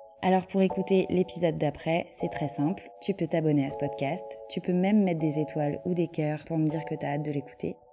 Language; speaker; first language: French; native; French